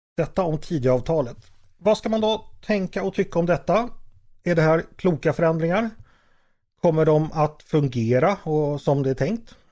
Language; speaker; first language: Swedish; native; Swedish